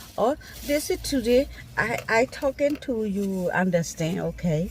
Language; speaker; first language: English; non-native, learner; Burmese